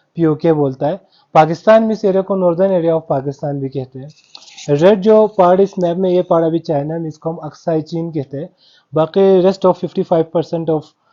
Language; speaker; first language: Hindi; non-native, local second language; Balti